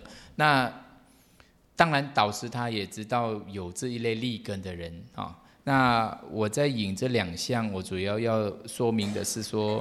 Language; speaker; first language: Chinese; native; Chinese